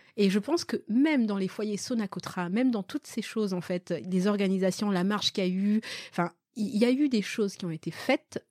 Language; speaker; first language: French; early bilingual, other home language; Malagasy